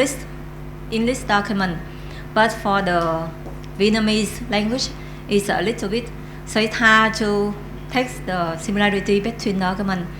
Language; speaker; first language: English; non-native, learner; Vietnamese